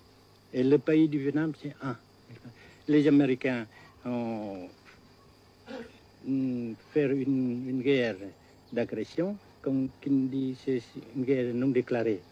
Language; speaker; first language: French; non-native, fluent; Vietnamese